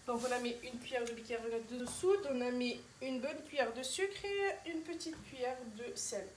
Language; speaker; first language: French; non-native, local second language; Arabic